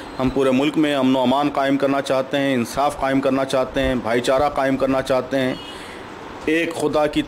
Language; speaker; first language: Urdu; native; Urdu